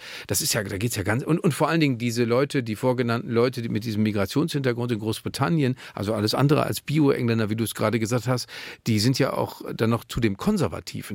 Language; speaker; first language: German; native; German